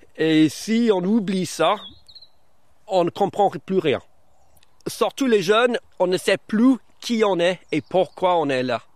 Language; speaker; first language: French; non-native, fluent; German